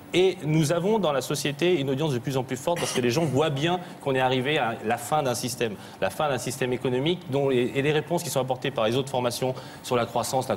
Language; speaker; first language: French; early bilingual, other home language; Korean